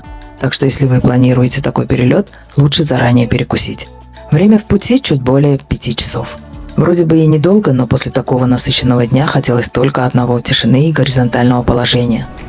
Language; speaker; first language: Russian; native; Russian